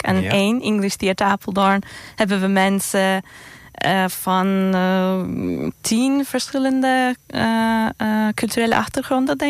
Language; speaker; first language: Dutch; non-native, fluent; Turkish